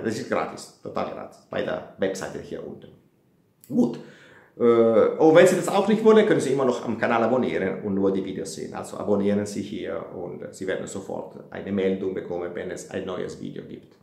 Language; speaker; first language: German; non-native, fluent; Italian